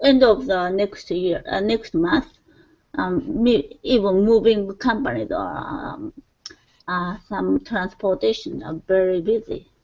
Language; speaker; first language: English; non-native, learner; Japanese